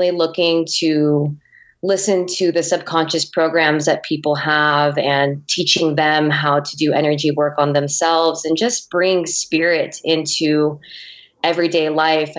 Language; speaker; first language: English; native; English